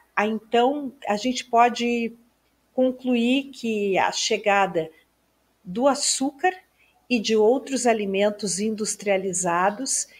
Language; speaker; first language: Portuguese; native; Portuguese